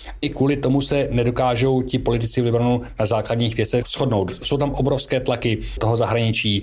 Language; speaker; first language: Czech; native; Czech